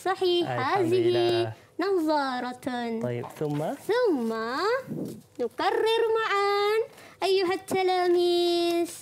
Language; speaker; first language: Arabic; non-native, fluent; Malay